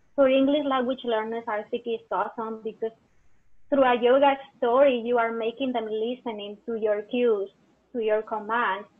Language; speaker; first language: English; non-native, fluent; Spanish